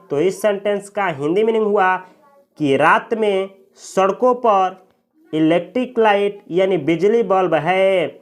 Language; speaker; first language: Hindi; native; Hindi